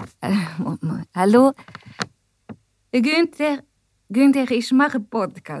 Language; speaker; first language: German; non-native, learner; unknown